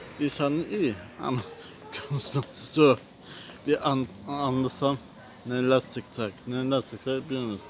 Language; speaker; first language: Turkish; non-native, learner; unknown